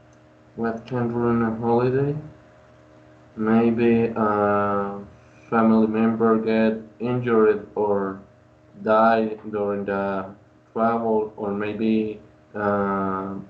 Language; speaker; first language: English; non-native, learner; Spanish